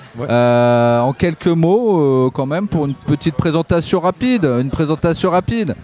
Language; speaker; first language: French; native; French